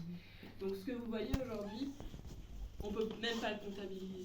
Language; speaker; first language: French; native; French